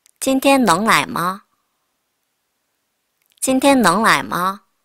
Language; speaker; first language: Chinese; non-native, fluent; Korean